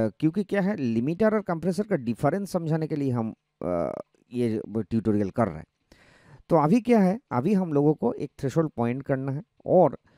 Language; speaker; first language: Hindi; non-native, local second language; Bangla